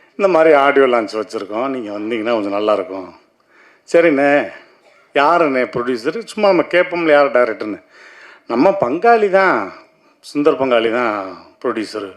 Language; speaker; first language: Tamil; native; Tamil